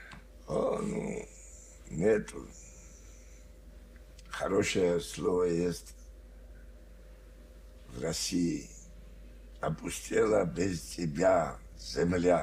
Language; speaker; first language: Russian; non-native, learner; Georgian